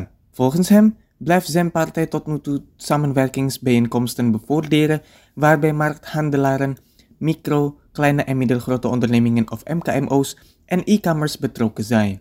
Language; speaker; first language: Dutch; non-native, fluent; Indonesian